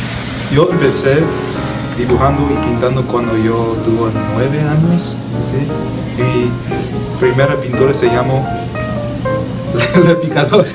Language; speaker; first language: Spanish; non-native, learner; English